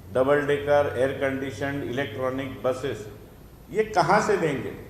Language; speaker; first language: Hindi; non-native, local second language; Marathi